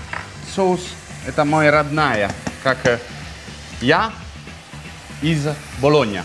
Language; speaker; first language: Russian; non-native, fluent; Italian